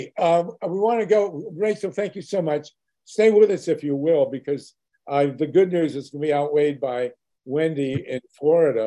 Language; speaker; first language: English; native; English